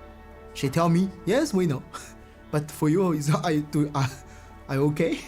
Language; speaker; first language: English; non-native, learner; Chinese